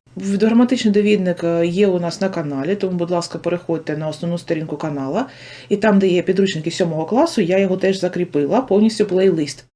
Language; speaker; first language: Ukrainian; native; Ukrainian